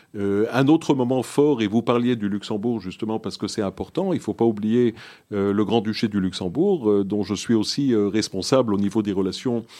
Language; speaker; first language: French; early bilingual, other home language; Hebrew